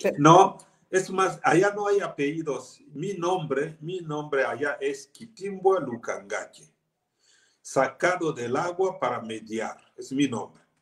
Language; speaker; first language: Spanish; non-native, fluent; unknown